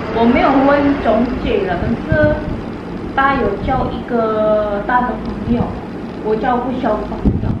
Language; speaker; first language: Chinese; non-native, learner; Indonesian